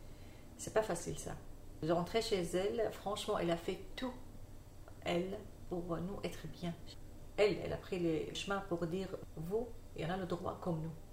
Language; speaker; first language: French; non-native, learner; Arabic